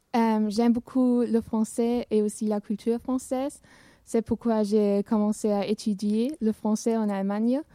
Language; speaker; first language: French; non-native, fluent; German